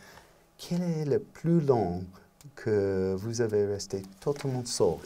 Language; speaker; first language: French; non-native, learner; English